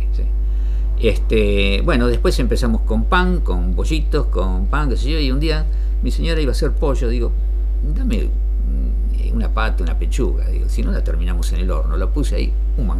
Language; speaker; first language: Spanish; native; Spanish